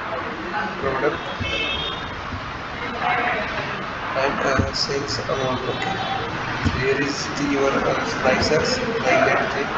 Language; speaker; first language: English; non-native, learner; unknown